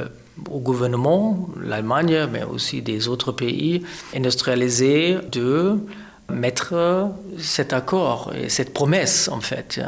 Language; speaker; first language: French; non-native, fluent; German